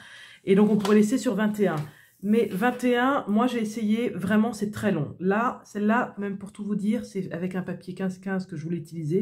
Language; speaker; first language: French; native; French